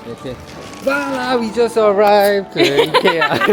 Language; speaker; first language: English; non-native, learner; Korean